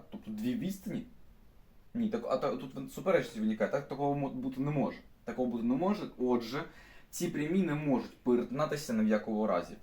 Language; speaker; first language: Ukrainian; non-native, local second language; Russian